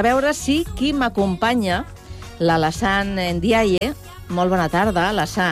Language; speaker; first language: Catalan; native; Catalan